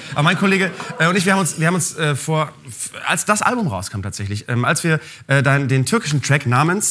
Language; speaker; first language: German; native; German